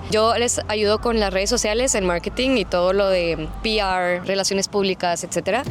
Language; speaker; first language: Spanish; native; Spanish